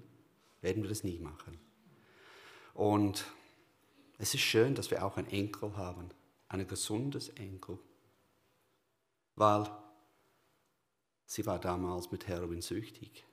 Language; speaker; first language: German; non-native, learner; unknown